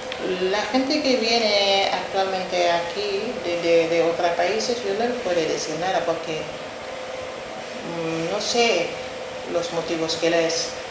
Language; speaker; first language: Spanish; non-native, fluent; Wolof